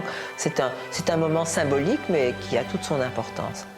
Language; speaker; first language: French; native; French